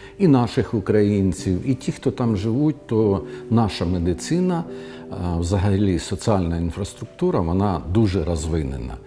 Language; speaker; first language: Ukrainian; non-native, local second language; Russian